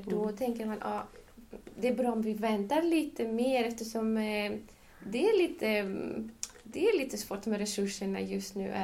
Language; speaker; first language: Swedish; non-native, fluent; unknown